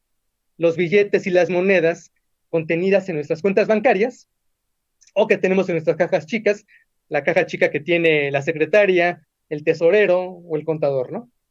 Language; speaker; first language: Spanish; native; Spanish